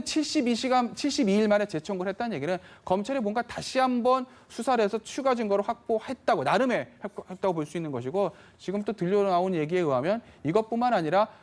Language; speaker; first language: Korean; native; Korean